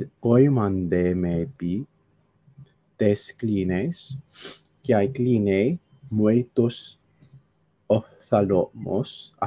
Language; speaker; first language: Greek; non-native, learner; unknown